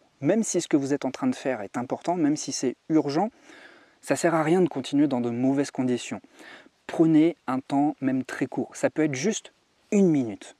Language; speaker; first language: French; native; French